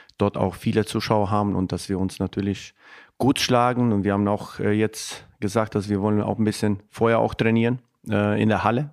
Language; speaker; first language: German; non-native, fluent; Albanian